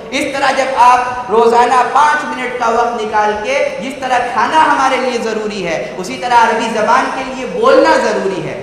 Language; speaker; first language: Urdu; native; Urdu